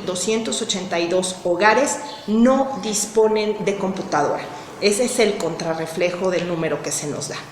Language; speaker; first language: Spanish; native; Spanish